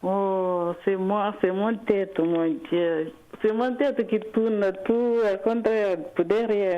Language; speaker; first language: French; non-native, learner; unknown